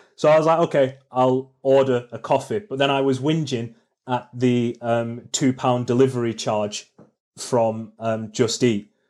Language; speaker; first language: English; native; English